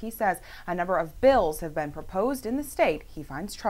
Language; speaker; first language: English; native; English